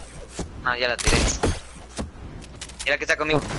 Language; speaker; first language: Spanish; early bilingual, heritage; Spanish